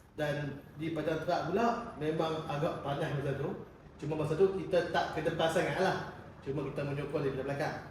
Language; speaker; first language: Malay; native; Malay